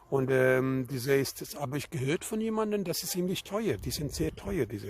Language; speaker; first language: German; non-native, learner; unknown